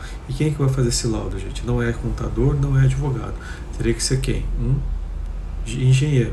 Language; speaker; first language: Portuguese; native; Portuguese